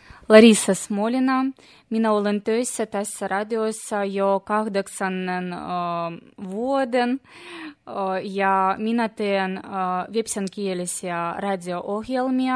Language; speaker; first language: Finnish; non-native, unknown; Russian